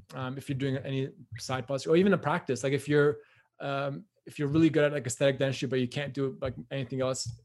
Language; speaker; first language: English; native; English